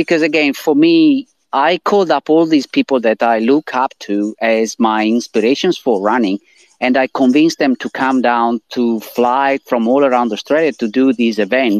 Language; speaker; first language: English; non-native, fluent; Italian